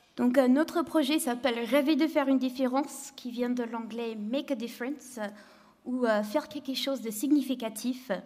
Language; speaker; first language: French; non-native, fluent; English